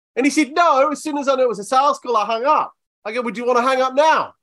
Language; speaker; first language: English; native; English